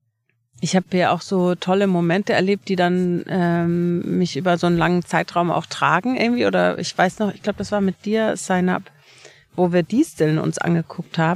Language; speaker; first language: German; native; German